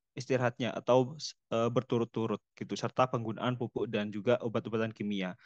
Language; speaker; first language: Indonesian; non-native, local second language; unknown